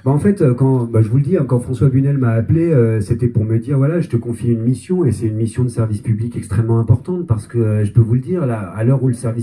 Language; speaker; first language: French; native; French